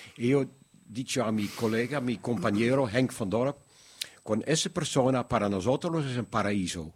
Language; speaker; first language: Spanish; non-native, learner; Dutch